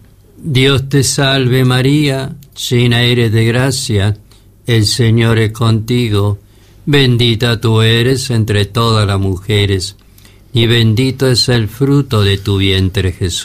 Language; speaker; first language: Spanish; native; Spanish